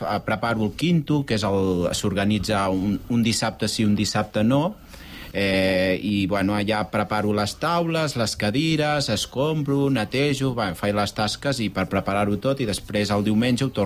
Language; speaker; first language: Catalan; native; Catalan